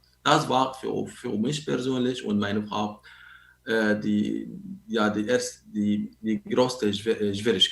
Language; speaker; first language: German; non-native, learner; Arabic